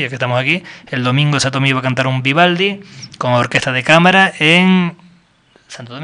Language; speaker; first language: Spanish; native; Spanish